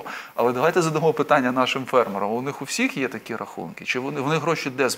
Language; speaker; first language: Ukrainian; native; Ukrainian